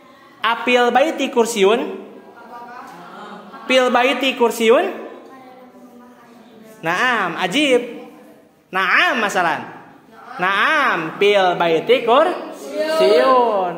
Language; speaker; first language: Arabic; non-native, fluent; Indonesian